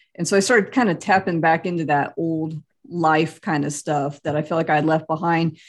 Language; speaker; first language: English; native; English